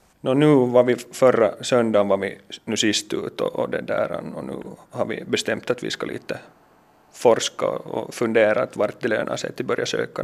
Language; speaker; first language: Swedish; native; Swedish